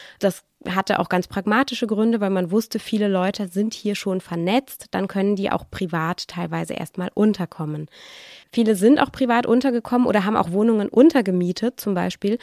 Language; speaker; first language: German; native; German